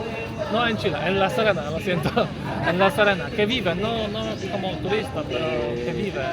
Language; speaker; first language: Spanish; non-native, learner; Polish